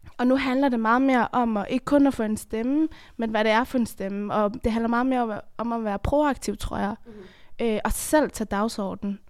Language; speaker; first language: Danish; early bilingual, other home language; Persian